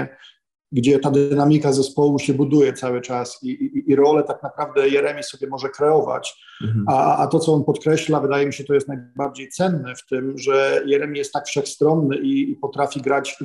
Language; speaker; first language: Polish; native; Polish